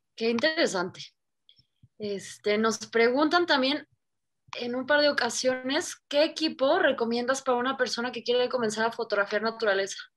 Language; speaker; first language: Spanish; native; Spanish